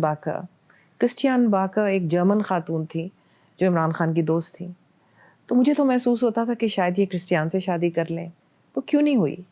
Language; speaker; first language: Urdu; non-native, local second language; Punjabi